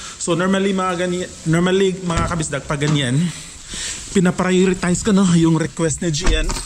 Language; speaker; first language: Filipino; non-native, local second language; Cebuano